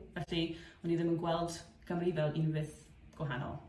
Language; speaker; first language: Welsh; non-native, fluent; English